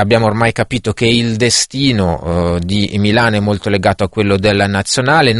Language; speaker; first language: Italian; native; Italian